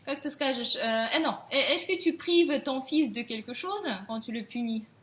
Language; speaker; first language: French; non-native, fluent; Russian